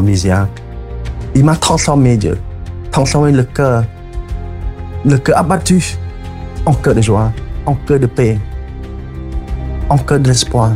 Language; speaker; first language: French; non-native, fluent; Khmer